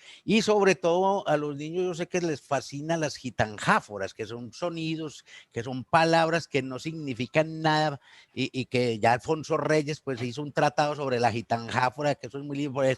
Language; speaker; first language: Spanish; native; Spanish